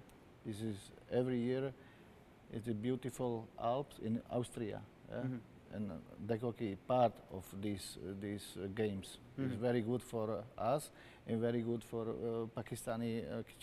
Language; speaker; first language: English; non-native, learner; Slovak